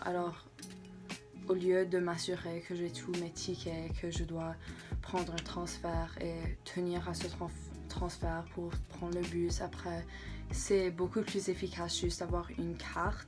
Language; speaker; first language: French; non-native, local second language; English